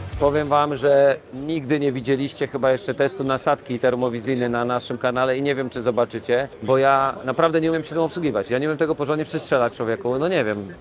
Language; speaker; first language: Polish; native; Polish